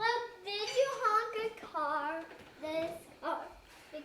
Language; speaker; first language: English; native; English